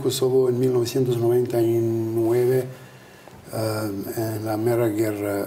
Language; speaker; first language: Spanish; non-native, fluent; Albanian